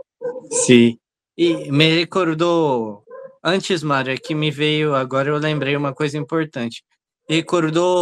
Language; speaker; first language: Spanish; non-native, learner; Portuguese